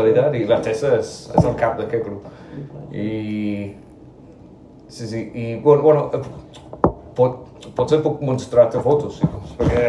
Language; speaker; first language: Catalan; non-native, learner; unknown